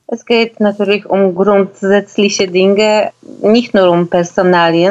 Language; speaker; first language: German; non-native, fluent; Polish